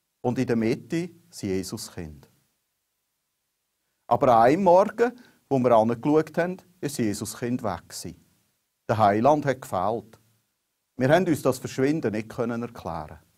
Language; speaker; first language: German; native; German